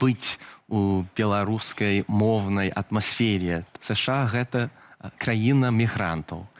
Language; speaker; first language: Belarusian; non-native, fluent; English